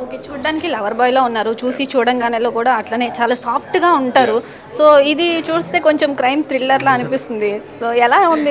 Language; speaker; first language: Telugu; native; Telugu